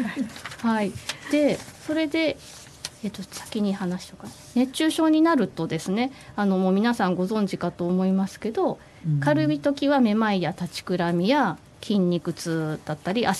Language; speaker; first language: Japanese; native; Japanese